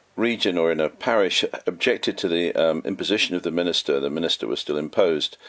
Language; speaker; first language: English; native; English